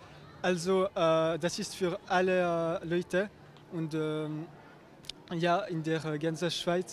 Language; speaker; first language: German; non-native, local second language; French